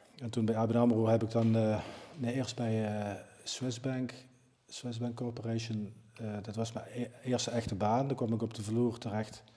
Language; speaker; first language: Dutch; native; Dutch